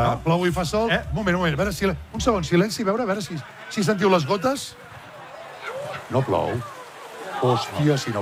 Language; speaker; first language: Catalan; native; Catalan